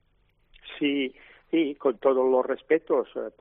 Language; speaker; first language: Spanish; non-native, local second language; Catalan